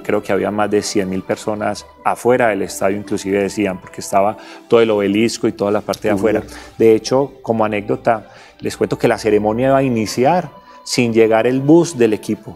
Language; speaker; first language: Spanish; native; Spanish